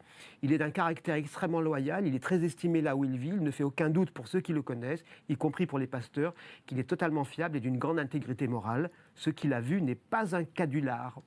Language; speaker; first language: French; native; French